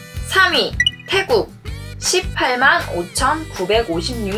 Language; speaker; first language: Korean; native; Korean